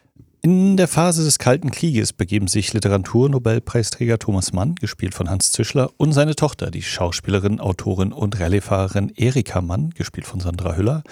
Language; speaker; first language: German; native; German